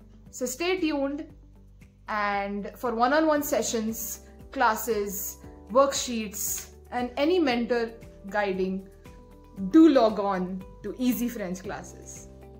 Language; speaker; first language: English; non-native, local second language; Marathi